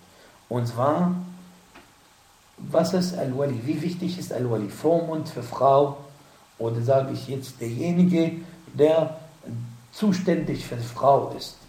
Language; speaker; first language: German; non-native, fluent; Arabic